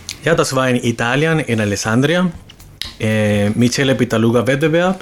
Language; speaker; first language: German; non-native, fluent; Spanish